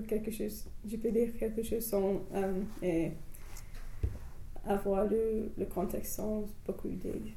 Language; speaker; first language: French; non-native, learner; English